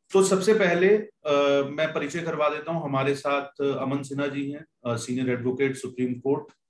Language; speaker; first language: Hindi; native; Hindi